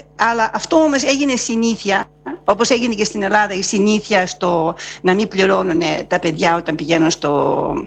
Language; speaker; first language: Greek; early bilingual, heritage; Greek